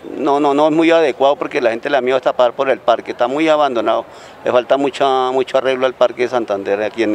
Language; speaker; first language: Spanish; native; Spanish